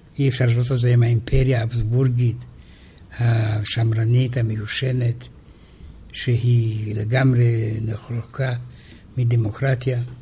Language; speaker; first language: Hebrew; non-native, fluent; Romanian